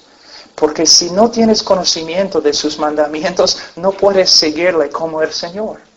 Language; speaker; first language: Spanish; non-native, fluent; English